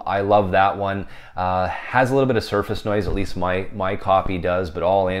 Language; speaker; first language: English; native; English